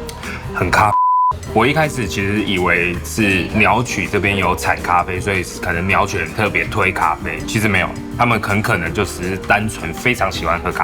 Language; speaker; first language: Chinese; native; Chinese